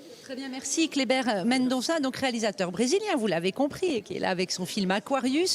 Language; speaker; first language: French; native; French